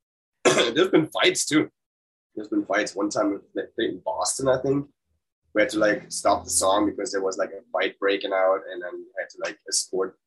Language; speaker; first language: English; non-native, fluent; German